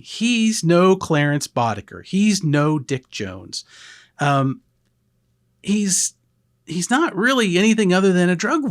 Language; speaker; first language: English; native; English